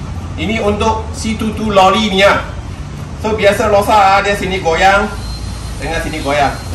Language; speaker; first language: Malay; non-native, local second language; Chinese